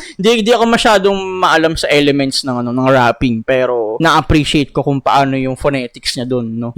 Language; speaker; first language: Filipino; native; Filipino